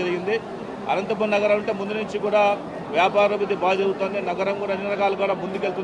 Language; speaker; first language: Telugu; native; Telugu